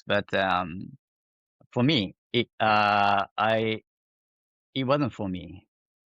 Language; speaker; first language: English; non-native, fluent; Japanese